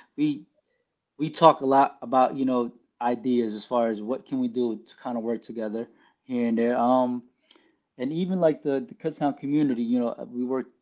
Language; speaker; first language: English; early bilingual, other home language; Filipino